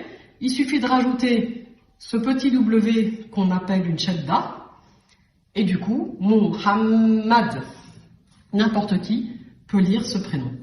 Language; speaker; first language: French; native; French